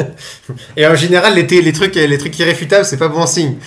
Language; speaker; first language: French; native; French